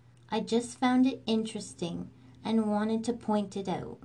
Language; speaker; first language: English; native; English